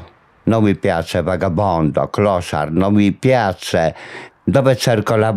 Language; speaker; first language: Italian; non-native, learner; Polish